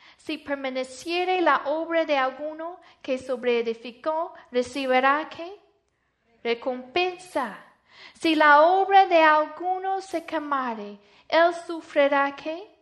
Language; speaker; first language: Spanish; non-native, fluent; English